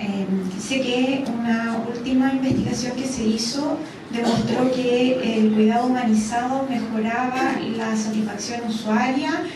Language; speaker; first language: Spanish; native; Spanish